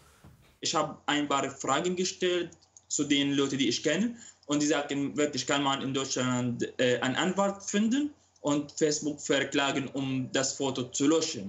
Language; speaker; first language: German; non-native, local second language; Arabic